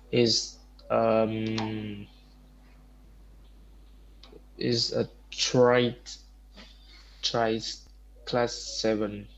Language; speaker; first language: English; non-native, learner; Vietnamese